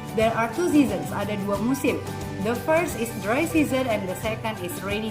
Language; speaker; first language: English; non-native, fluent; Indonesian